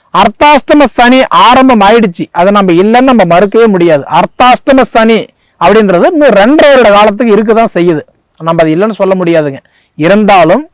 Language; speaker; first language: Tamil; native; Tamil